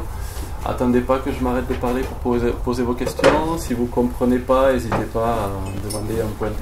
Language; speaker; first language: French; native; French